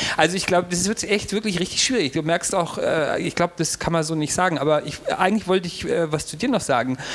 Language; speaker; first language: German; native; German